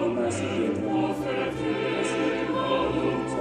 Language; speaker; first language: Korean; native; Korean